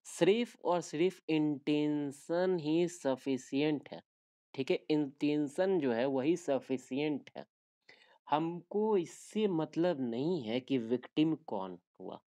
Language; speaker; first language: Hindi; native; Hindi